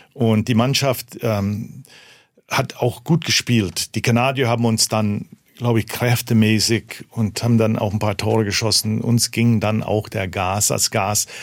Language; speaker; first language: German; early bilingual, heritage; German